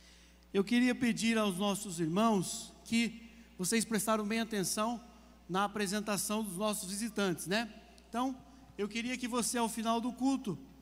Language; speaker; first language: Portuguese; native; Portuguese